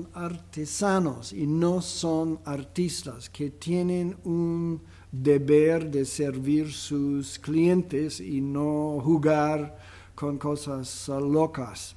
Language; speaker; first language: Spanish; non-native, fluent; English